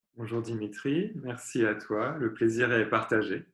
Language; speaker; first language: French; native; French